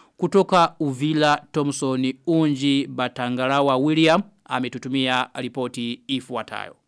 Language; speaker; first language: Swahili; non-native, local second language; Rundi